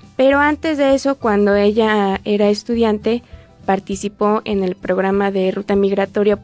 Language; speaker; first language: Spanish; native; Spanish